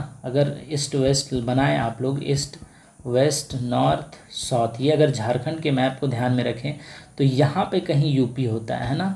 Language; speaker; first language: Hindi; native; Hindi